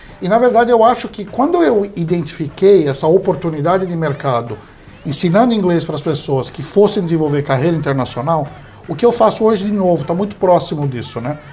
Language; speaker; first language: Portuguese; early bilingual, heritage; English